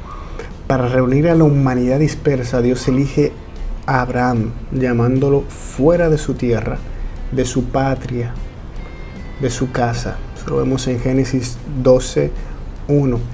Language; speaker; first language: Spanish; native; Spanish